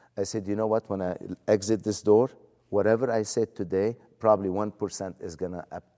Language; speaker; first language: English; non-native, fluent; Arabic